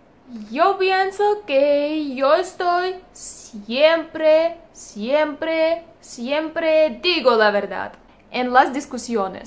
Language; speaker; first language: Spanish; non-native, learner; Russian